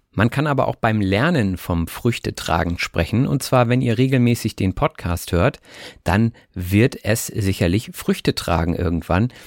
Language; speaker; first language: German; native; German